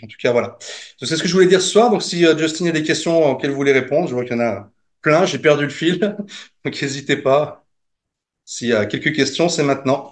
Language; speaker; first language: French; native; French